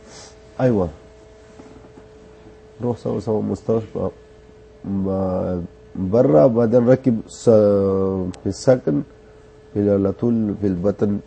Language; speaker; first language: Arabic; non-native, learner; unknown